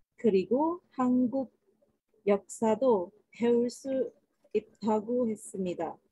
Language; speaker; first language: Korean; non-native, learner; Malay